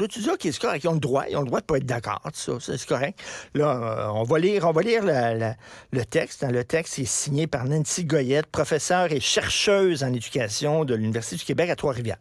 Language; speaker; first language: French; native; French